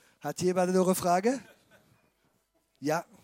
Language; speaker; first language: German; non-native, fluent; French